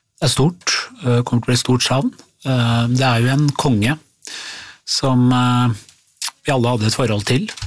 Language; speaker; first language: Norwegian; early bilingual, other home language; Persian